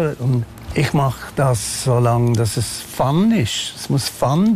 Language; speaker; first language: German; non-native, fluent; Maltese